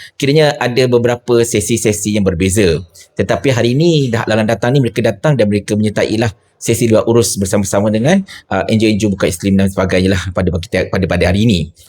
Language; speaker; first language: Malay; native; Malay